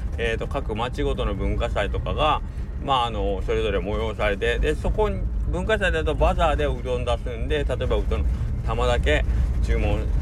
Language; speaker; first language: Japanese; native; Japanese